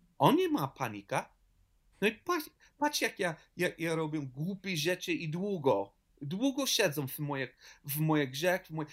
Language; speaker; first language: Polish; non-native, learner; English